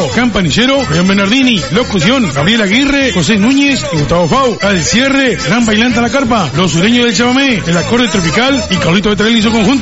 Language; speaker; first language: Spanish; native; Spanish